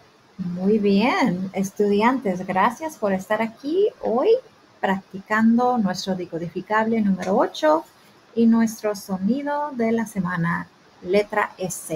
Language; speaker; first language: Spanish; early bilingual, heritage; Spanish